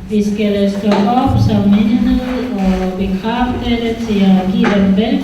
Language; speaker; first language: Danish; non-native, learner; Kinyarwanda